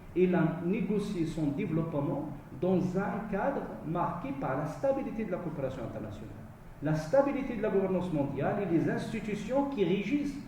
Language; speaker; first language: French; non-native, local second language; Arabic